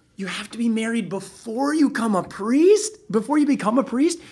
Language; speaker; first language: English; native; English